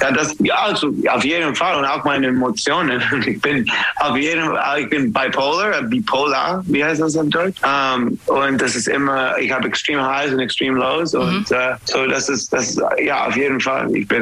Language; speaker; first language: German; non-native, fluent; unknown